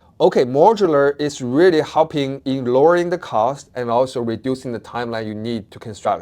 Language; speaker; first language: English; non-native, fluent; Chinese